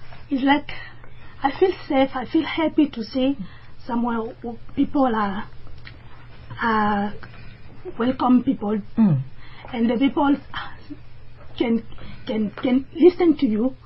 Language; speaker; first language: English; non-native, learner; French